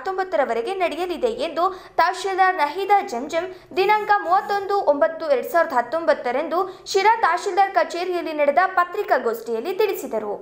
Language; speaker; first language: Kannada; native; Kannada